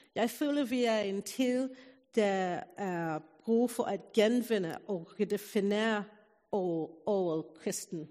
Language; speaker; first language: Danish; non-native, fluent; English